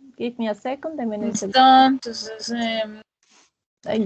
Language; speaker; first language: English; non-native, fluent; Spanish